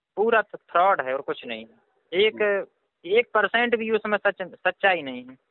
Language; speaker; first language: Hindi; native; Hindi